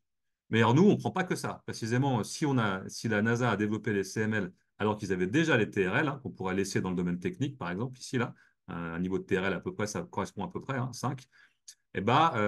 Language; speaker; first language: French; native; French